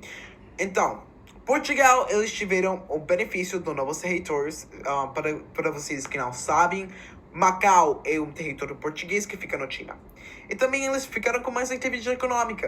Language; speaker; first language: Portuguese; non-native, learner; English